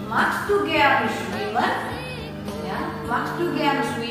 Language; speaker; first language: German; non-native, fluent; Indonesian